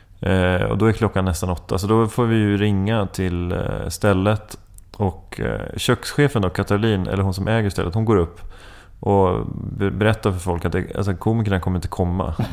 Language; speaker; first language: Swedish; native; Swedish